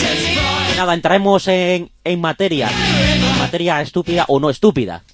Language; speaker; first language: Spanish; native; Spanish